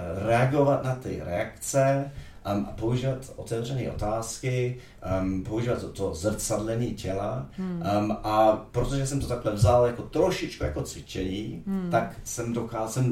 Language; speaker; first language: Czech; non-native, fluent; English